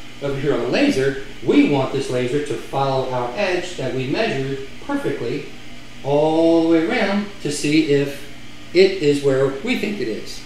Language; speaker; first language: English; native; English